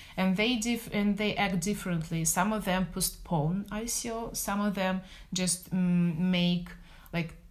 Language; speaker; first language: English; non-native, fluent; Russian